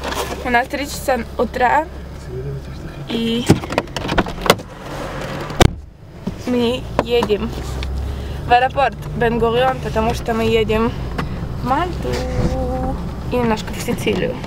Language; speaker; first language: Russian; early bilingual, heritage; Russian